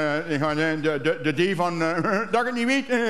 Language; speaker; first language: Dutch; native; Dutch